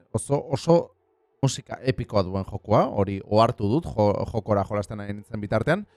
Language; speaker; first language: Basque; non-native, local second language; Spanish